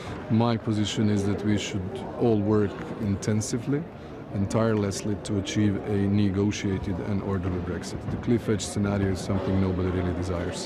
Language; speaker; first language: English; non-native, fluent; Croatian